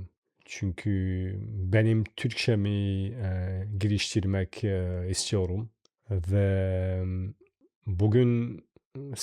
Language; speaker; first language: Turkish; non-native, learner; French